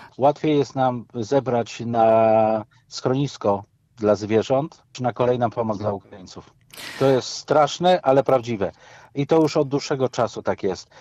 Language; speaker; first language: Polish; native; Polish